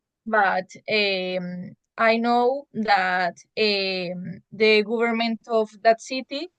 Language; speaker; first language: English; non-native, learner; Spanish